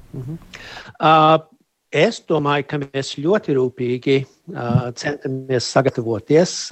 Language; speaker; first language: Latvian; early bilingual, heritage; Latvian